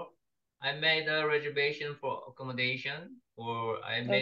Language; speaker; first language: English; non-native, learner; Korean